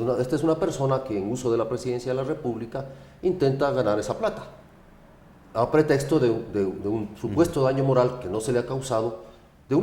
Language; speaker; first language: Spanish; native; Spanish